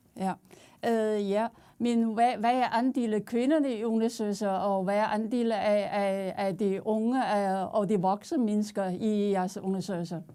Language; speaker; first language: Danish; non-native, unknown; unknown